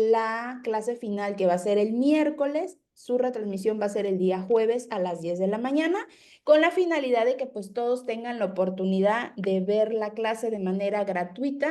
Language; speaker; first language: Spanish; native; Spanish